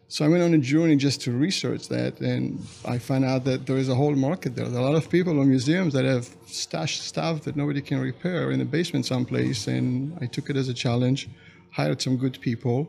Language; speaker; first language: English; non-native, fluent; Hebrew